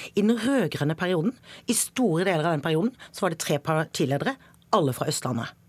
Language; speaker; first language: Norwegian; native; Norwegian